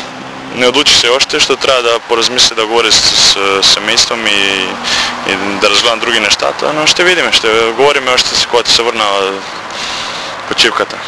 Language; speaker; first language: Bulgarian; non-native, learner; Croatian